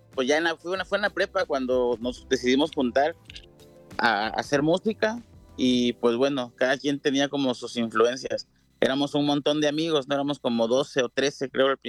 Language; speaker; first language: Spanish; native; Spanish